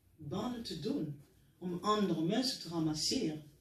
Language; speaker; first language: Dutch; non-native, learner; French